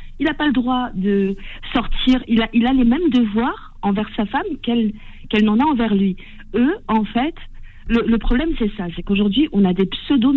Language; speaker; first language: French; early bilingual, other home language; Arabic